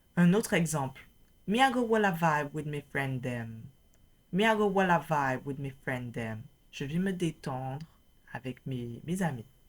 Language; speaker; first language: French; native; French